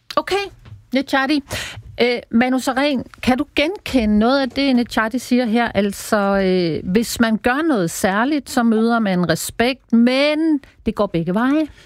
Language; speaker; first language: Danish; native; Danish